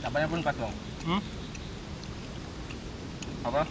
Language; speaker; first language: Indonesian; native; Indonesian